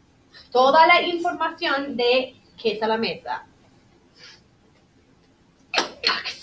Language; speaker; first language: Spanish; non-native, fluent; English